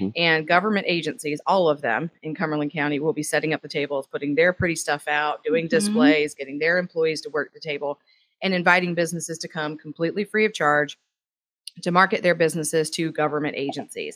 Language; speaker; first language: English; native; English